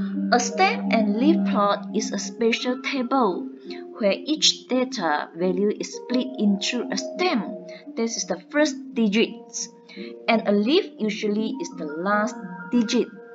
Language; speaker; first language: English; non-native, local second language; Chinese